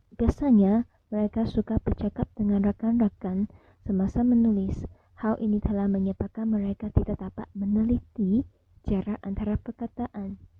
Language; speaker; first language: Malay; non-native, local second language; Chinese